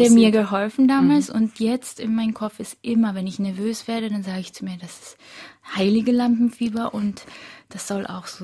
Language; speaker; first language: German; early bilingual, other home language; Korean